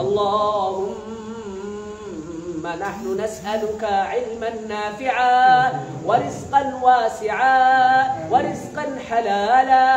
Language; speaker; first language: Arabic; non-native, fluent; Bangla